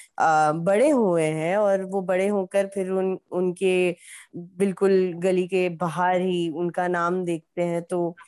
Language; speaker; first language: Hindi; native; Hindi